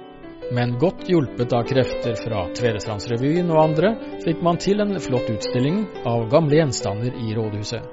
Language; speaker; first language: Norwegian; native; Norwegian